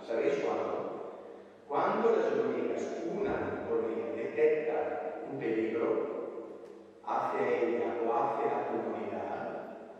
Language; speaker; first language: Spanish; non-native, fluent; Italian